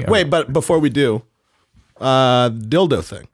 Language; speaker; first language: English; native; English